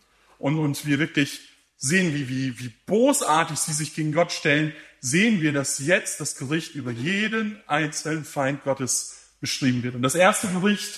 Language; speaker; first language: German; native; German